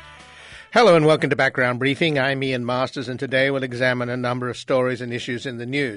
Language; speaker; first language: English; native; English